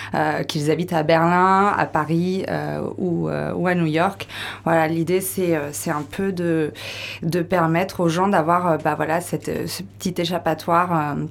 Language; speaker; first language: French; native; French